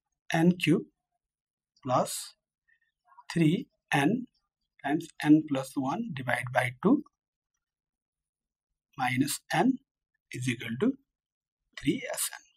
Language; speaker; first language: English; non-native, local second language; Nepali